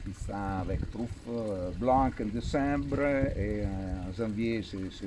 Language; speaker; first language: French; non-native, learner; Italian